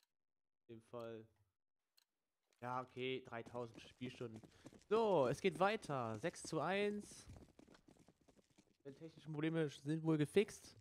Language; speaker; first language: German; native; German